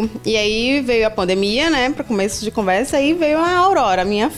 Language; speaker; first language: Portuguese; native; Portuguese